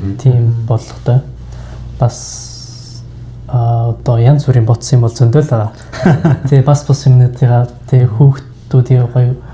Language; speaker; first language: Mongolian; non-native, local second language; Kazakh